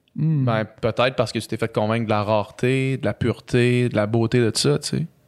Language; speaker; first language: French; native; French